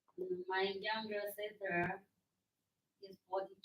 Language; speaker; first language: English; non-native, learner; Spanish